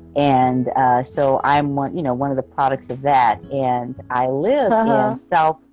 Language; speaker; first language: English; native; English